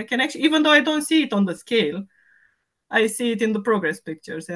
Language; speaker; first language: English; non-native, fluent; Romanian